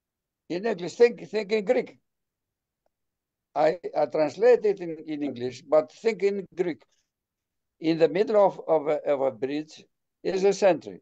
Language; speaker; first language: English; non-native, fluent; Greek